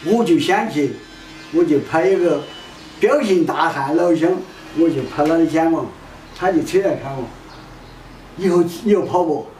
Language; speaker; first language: Chinese; non-native, local second language; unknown